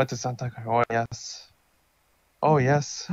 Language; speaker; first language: English; non-native, learner; Korean